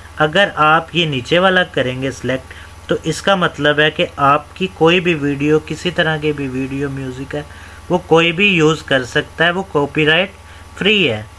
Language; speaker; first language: Urdu; non-native, local second language; Punjabi